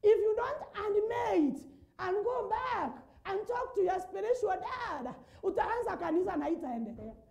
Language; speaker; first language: English; non-native, local second language; Swahili